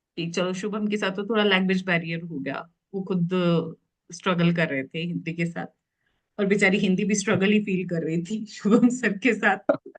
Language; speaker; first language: Hindi; native; Hindi